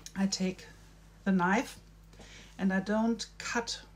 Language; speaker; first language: English; non-native, fluent; German